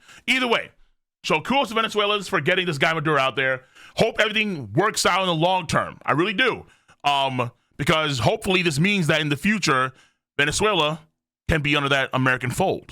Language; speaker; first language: English; native; English